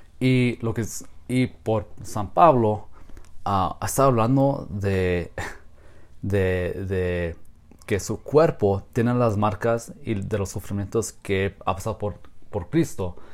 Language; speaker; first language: Spanish; non-native, fluent; English